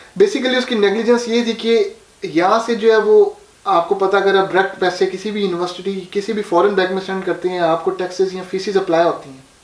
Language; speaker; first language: Urdu; non-native, local second language; Punjabi